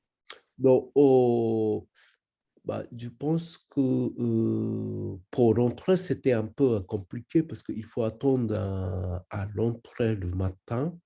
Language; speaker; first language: French; non-native, learner; Japanese